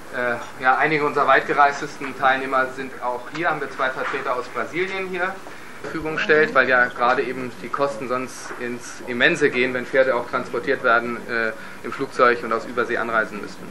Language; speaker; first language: German; native; German